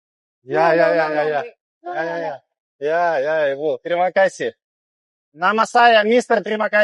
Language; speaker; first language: Indonesian; non-native, learner; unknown